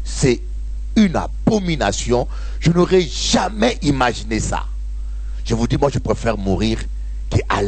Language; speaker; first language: French; non-native, local second language; Lingala